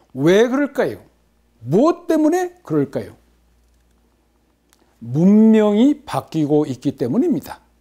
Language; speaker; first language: Korean; native; Korean